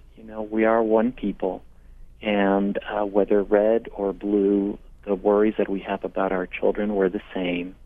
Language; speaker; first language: English; non-native, fluent; Spanish